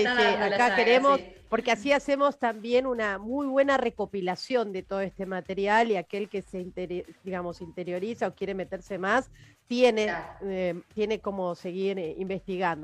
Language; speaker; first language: Spanish; native; Spanish